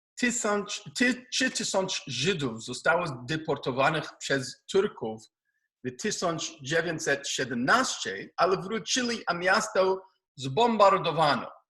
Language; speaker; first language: Polish; non-native, learner; Hebrew